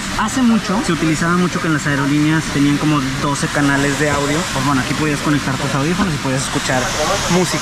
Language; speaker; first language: Spanish; native; Spanish